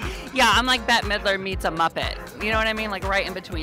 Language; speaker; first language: English; native; English